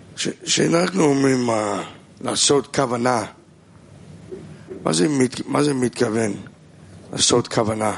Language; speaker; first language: Hebrew; non-native, fluent; Russian